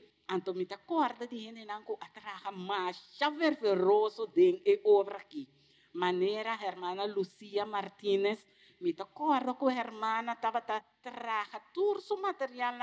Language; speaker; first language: Portuguese; non-native, learner; Papiamento